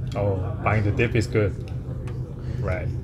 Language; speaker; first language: English; non-native, fluent; Korean